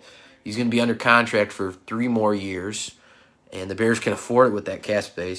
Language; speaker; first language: English; native; English